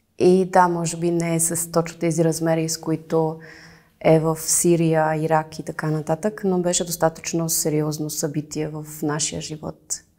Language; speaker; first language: Bulgarian; early bilingual, heritage; Bulgarian